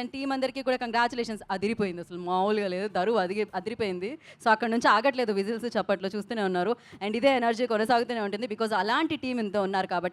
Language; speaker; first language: Telugu; native; Telugu